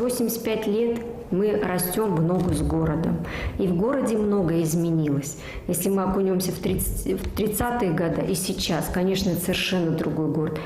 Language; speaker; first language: Russian; native; Russian